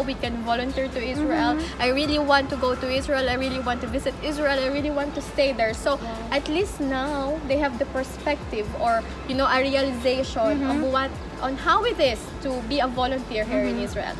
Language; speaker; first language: English; non-native, fluent; Filipino